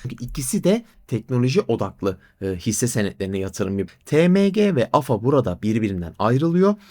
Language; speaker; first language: Turkish; native; Turkish